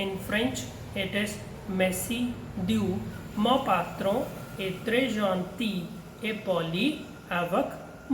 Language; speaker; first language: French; non-native, learner; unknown